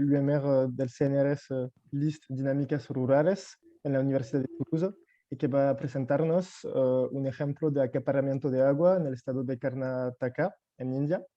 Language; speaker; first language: Spanish; non-native, fluent; French